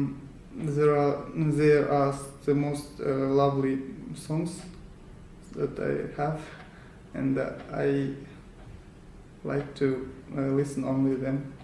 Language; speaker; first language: English; non-native, learner; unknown